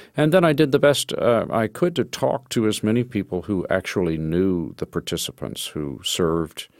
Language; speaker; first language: English; native; English